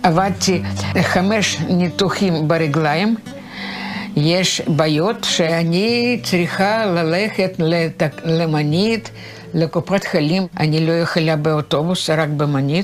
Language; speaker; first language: Hebrew; non-native, learner; Russian